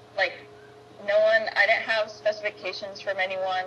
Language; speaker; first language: English; native; English